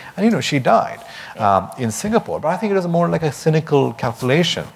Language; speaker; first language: English; non-native, local second language; Bangla